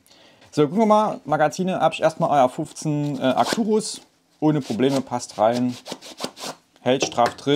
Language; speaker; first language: German; native; German